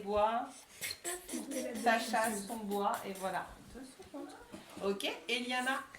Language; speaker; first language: French; native; French